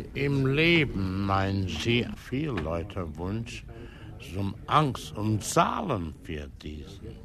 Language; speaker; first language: German; non-native, learner; English